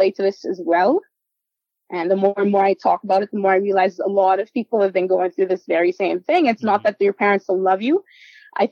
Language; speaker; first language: English; non-native, local second language; Spanish